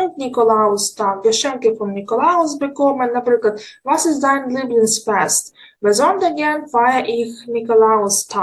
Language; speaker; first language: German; non-native, fluent; Ukrainian